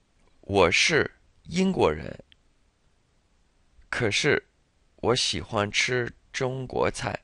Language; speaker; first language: Chinese; non-native, fluent; English